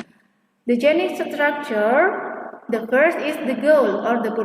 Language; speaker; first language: English; non-native, fluent; Indonesian